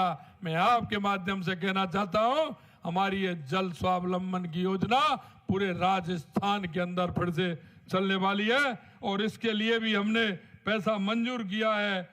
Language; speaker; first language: Hindi; native; Hindi